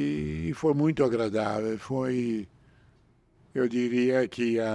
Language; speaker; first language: Portuguese; non-native, fluent; Italian